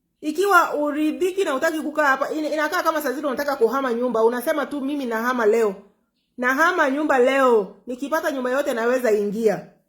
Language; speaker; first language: Swahili; non-native, local second language; Gusii